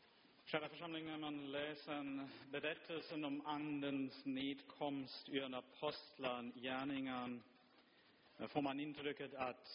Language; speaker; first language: Swedish; non-native, fluent; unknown